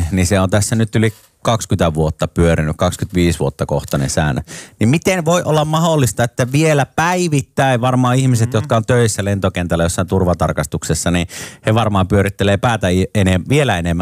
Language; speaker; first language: Finnish; native; Finnish